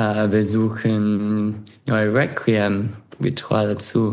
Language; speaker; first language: German; non-native, fluent; English